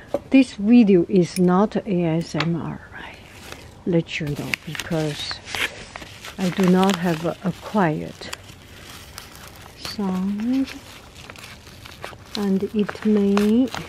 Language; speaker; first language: English; non-native, fluent; Chinese